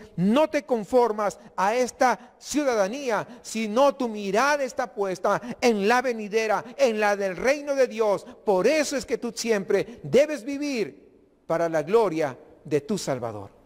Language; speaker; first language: Spanish; native; Spanish